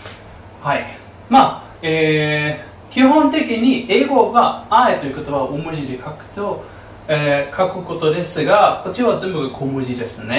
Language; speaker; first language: Japanese; non-native, fluent; German